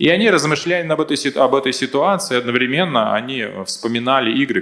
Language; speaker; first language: Russian; native; Russian